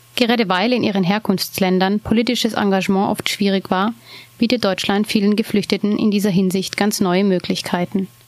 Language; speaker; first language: German; native; German